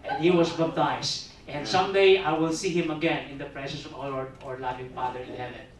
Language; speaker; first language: English; non-native, local second language; Filipino